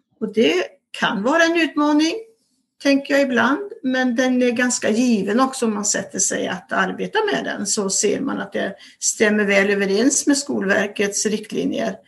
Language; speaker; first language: Swedish; native; Swedish